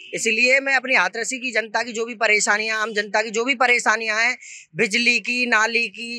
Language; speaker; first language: Hindi; native; Hindi